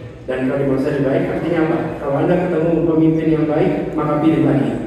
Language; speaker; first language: Indonesian; native; Indonesian